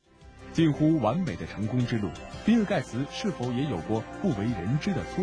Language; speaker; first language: Chinese; native; Chinese